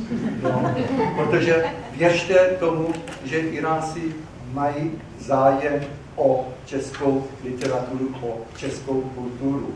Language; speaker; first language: Czech; non-native, fluent; Persian